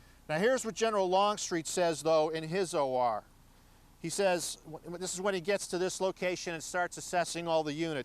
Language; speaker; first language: English; native; English